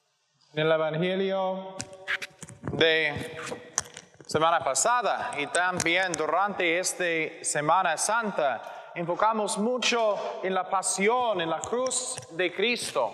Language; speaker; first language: Spanish; non-native, learner; English